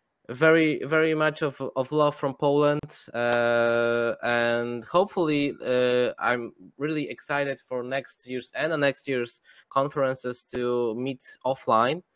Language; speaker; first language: English; non-native, fluent; Polish